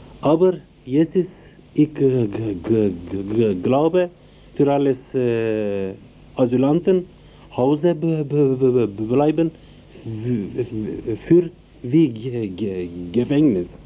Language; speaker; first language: German; non-native, learner; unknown